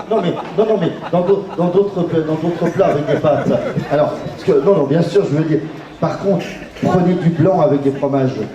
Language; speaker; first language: French; native; French